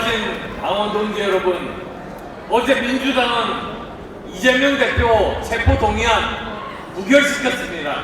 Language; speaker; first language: Korean; native; Korean